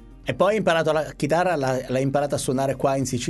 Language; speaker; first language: Italian; native; Italian